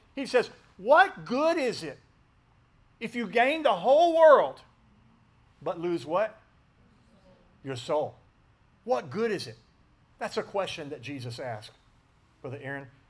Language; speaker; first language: English; native; English